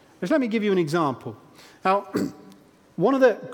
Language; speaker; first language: English; native; English